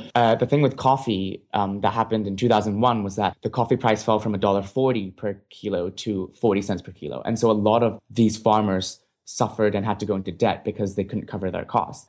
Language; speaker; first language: English; non-native, local second language; Cantonese